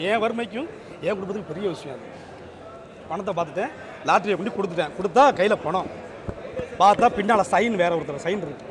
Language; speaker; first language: Tamil; native; Tamil